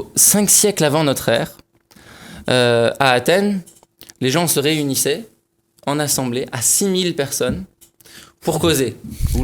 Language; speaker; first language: French; native; French